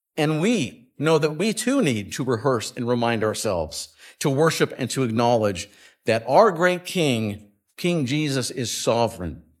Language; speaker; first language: English; native; English